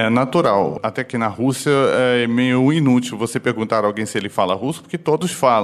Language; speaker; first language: Portuguese; non-native, fluent; Russian